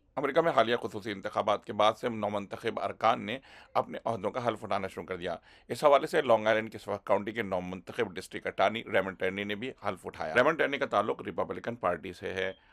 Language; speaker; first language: Urdu; native; Urdu